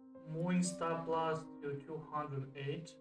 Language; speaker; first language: English; non-native, fluent; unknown